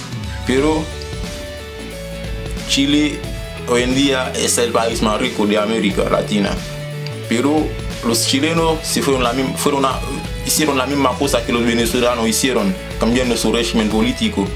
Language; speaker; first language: Spanish; non-native, fluent; Haitian Creole